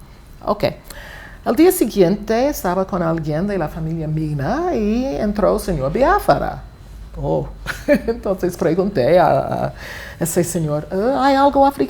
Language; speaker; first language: Spanish; non-native, fluent; English